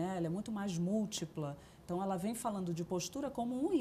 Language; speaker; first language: Portuguese; native; Portuguese